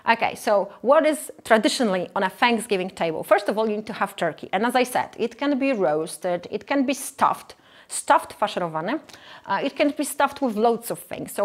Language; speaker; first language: English; non-native, fluent; Polish